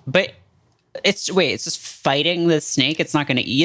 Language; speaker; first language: English; native; English